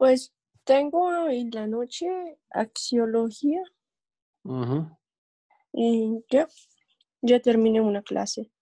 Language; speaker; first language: Spanish; non-native, learner; English